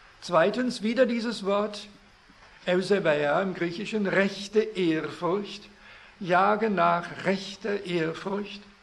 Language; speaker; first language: German; early bilingual, heritage; German